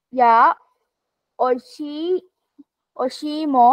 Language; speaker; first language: Japanese; non-native, learner; Sinhala